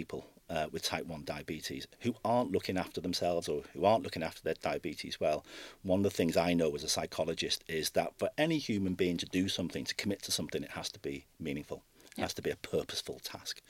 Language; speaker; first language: English; native; English